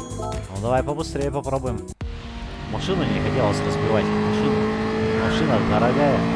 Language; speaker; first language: Russian; native; Russian